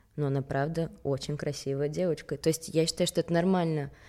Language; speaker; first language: Russian; early bilingual, other home language; Swedish